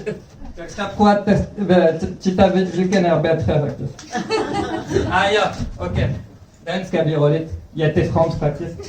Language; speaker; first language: Swedish; non-native, fluent; French